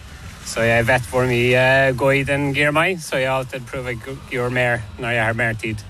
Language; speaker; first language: Norwegian; non-native, fluent; English